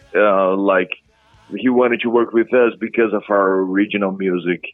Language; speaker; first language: English; non-native, fluent; Portuguese